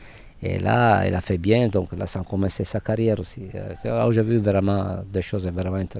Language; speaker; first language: French; non-native, fluent; Italian